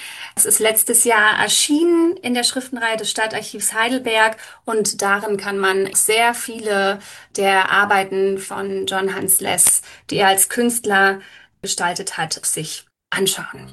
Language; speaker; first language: German; native; German